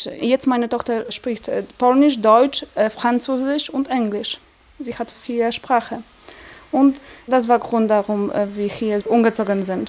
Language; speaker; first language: German; non-native, learner; Polish